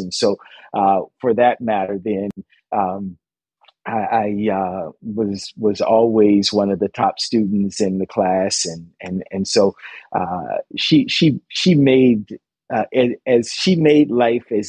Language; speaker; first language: English; native; English